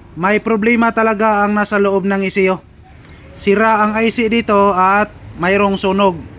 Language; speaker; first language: Filipino; non-native, local second language; Cebuano